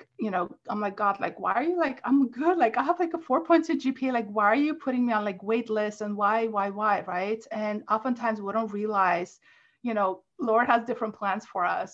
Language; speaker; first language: English; non-native, fluent; Armenian